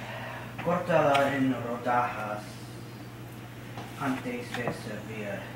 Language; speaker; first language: Spanish; non-native, learner; English